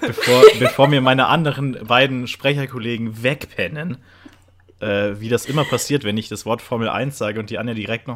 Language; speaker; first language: German; native; German